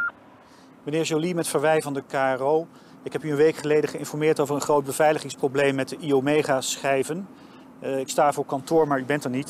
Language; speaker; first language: Dutch; native; Dutch